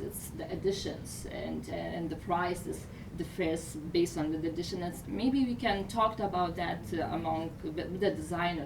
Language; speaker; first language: English; non-native, fluent; Lithuanian